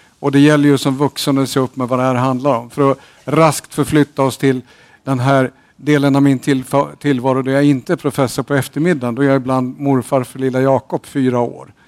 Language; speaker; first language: Swedish; native; Swedish